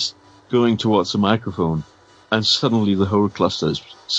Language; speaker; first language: English; non-native, fluent; Danish